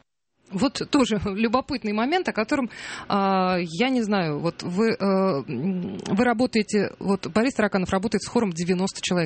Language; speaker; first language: Russian; native; Russian